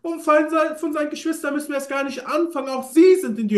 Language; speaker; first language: German; native; German